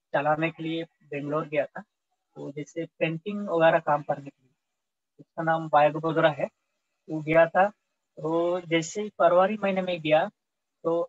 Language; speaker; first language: Hindi; native; Hindi